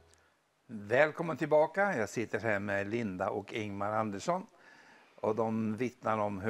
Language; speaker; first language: Swedish; native; Swedish